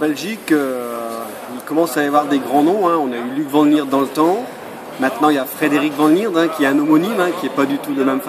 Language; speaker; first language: French; native; French